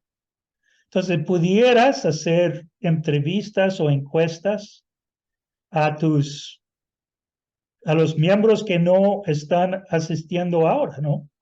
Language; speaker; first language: Spanish; non-native, fluent; English